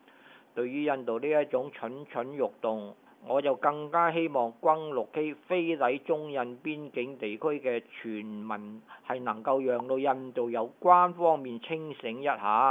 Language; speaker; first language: Chinese; non-native, local second language; Cantonese